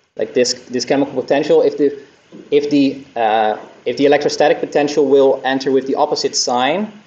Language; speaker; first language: English; non-native, fluent; Dutch